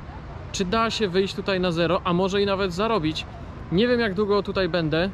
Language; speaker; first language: Polish; native; Polish